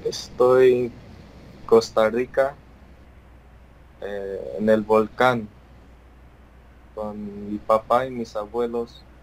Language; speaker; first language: Spanish; early bilingual, heritage; Spanish